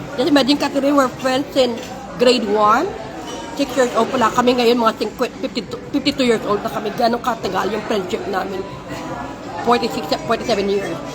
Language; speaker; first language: Filipino; non-native, local second language; Hiligaynon